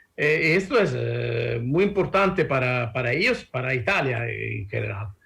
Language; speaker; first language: Spanish; non-native, learner; Italian